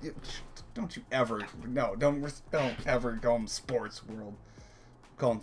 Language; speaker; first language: English; native; English